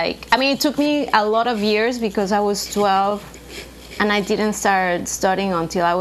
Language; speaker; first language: English; non-native, fluent; Spanish